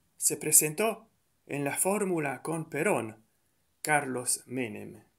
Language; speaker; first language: Spanish; non-native, fluent; Italian